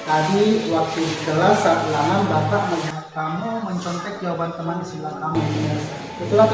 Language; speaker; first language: Indonesian; native; Indonesian